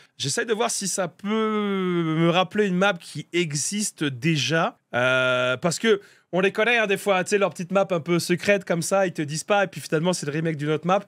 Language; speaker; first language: French; native; French